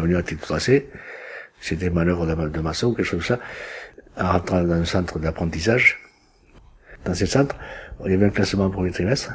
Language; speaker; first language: French; early bilingual, other home language; Spanish